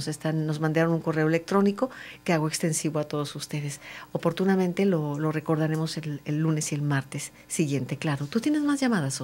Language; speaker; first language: Spanish; native; Spanish